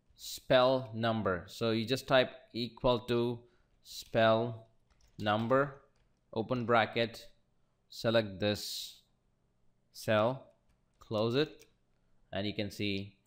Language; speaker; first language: English; non-native, local second language; Malayalam